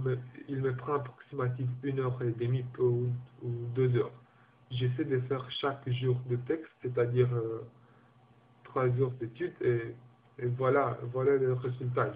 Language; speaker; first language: French; non-native, learner; Romanian